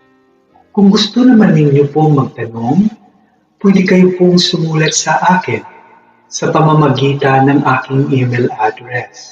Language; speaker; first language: Filipino; native; Filipino